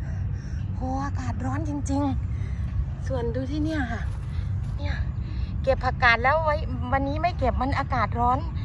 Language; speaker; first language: Thai; native; Thai